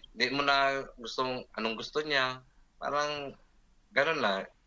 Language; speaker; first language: Filipino; non-native, local second language; Cebuano